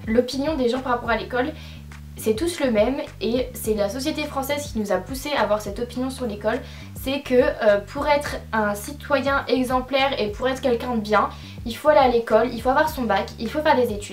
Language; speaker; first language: French; native; French